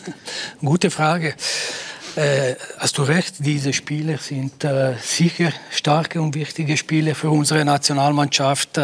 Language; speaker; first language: German; non-native, local second language; Italian